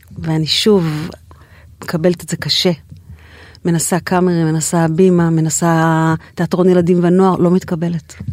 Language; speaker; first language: Hebrew; native; Hebrew